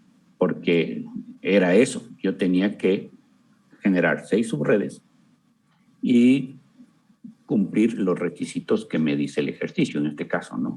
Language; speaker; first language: Spanish; native; Spanish